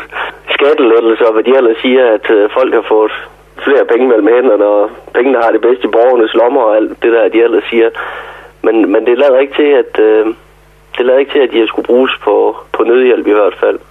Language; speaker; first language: Danish; native; Danish